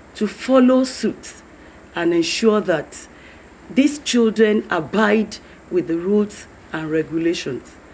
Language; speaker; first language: English; non-native, local second language; Yoruba